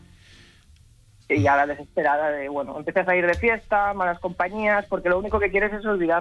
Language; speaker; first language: Spanish; native; Spanish